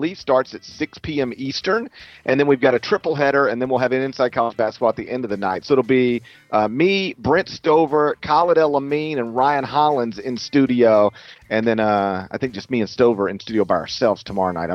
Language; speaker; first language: English; native; English